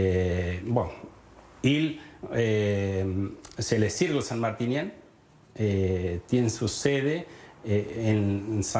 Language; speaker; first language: French; non-native, learner; Spanish